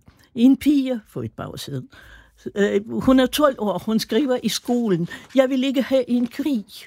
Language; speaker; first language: Danish; non-native, fluent; Russian